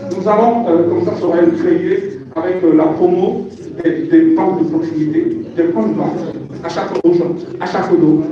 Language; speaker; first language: French; non-native, local second language; Lingala